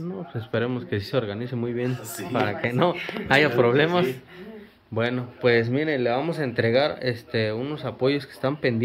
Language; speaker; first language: Spanish; native; Spanish